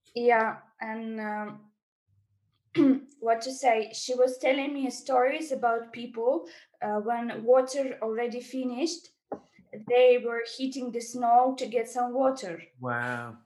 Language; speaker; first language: English; non-native, fluent; Ukrainian